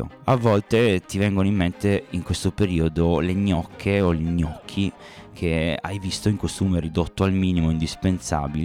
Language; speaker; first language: Italian; native; Italian